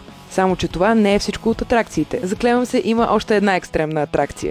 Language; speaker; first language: Bulgarian; native; Bulgarian